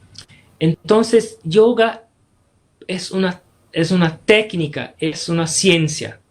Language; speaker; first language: Spanish; non-native, fluent; Portuguese